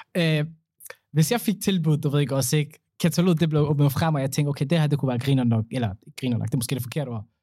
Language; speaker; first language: Danish; early bilingual, other home language; Somali